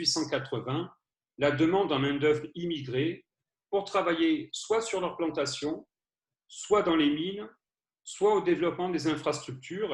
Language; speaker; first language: French; native; French